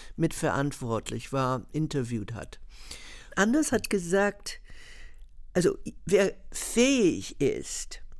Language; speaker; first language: German; non-native, fluent; English